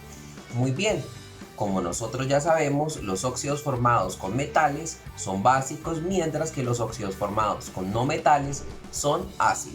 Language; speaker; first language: Spanish; native; Spanish